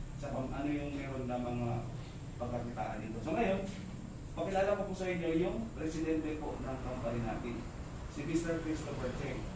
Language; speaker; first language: Filipino; non-native, local second language; Cebuano